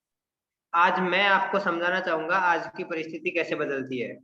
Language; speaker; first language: Hindi; native; Hindi